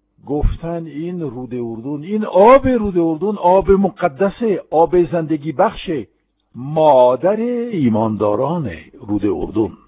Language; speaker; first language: Persian; non-native, fluent; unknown